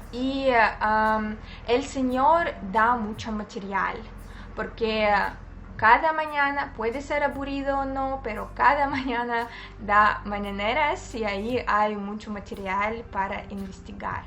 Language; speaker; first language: Spanish; non-native, fluent; Russian